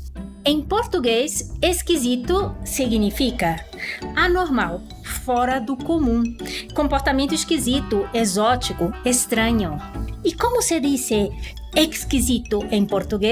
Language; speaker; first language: Portuguese; non-native, fluent; Spanish